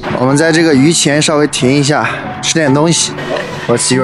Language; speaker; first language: Chinese; native; Chinese